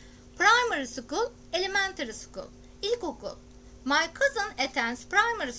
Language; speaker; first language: English; non-native, fluent; Turkish